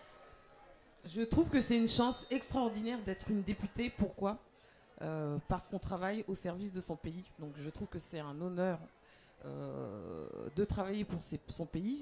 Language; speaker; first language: French; native; French